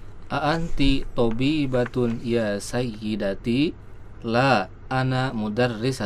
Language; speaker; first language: Arabic; non-native, learner; Indonesian